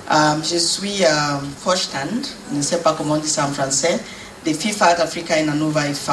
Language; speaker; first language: French; non-native, fluent; English